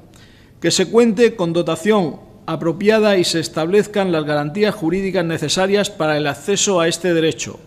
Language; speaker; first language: Spanish; native; Spanish